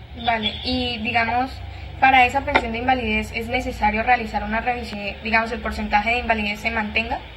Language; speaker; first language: Spanish; native; Spanish